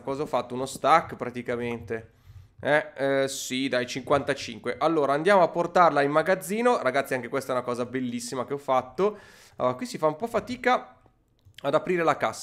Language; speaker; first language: Italian; native; Italian